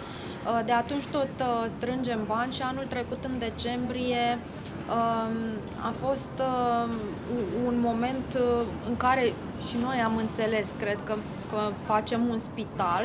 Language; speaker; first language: Romanian; native; Romanian